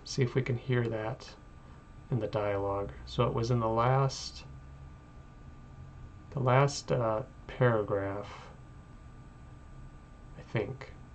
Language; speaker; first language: English; native; English